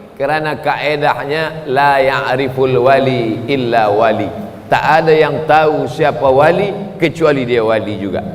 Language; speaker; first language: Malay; native; Malay